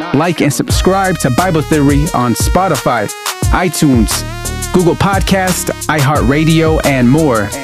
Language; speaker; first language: English; early bilingual, other home language; Spanish